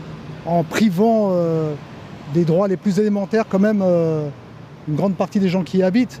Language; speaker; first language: French; native; French